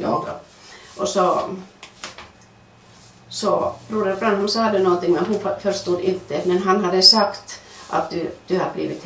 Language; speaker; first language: Swedish; non-native, fluent; Finnish